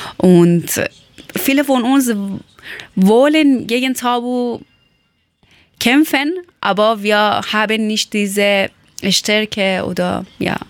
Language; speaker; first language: German; non-native, learner; Persian